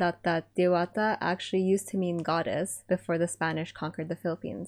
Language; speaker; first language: English; non-native, local second language; Iloko